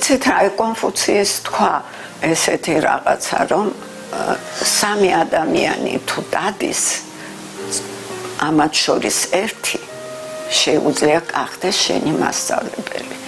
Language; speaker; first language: Georgian; early bilingual, heritage; Georgian